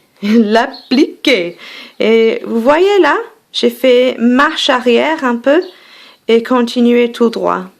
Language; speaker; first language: French; non-native, fluent; English